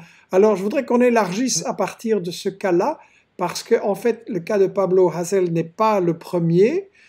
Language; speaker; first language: French; native; French